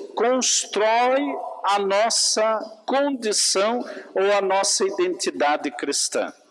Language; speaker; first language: Portuguese; native; Portuguese